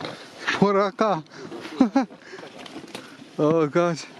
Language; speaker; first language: Spanish; non-native, learner; English